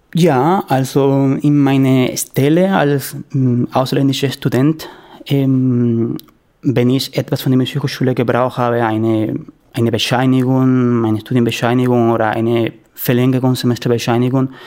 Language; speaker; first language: German; non-native, learner; Spanish